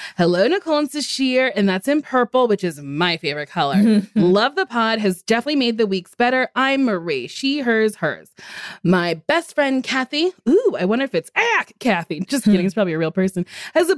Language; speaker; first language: English; native; English